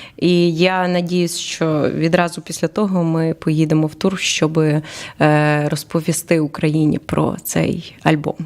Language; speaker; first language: Ukrainian; native; Ukrainian